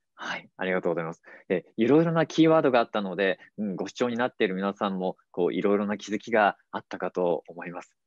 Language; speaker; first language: Japanese; native; Japanese